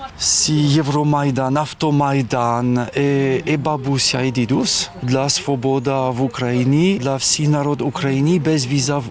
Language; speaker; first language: Ukrainian; non-native, learner; French